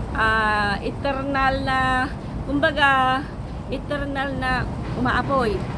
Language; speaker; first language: Filipino; non-native, local second language; Iloko